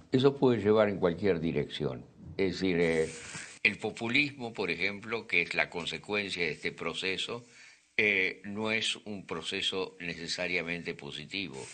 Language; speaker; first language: Spanish; native; Spanish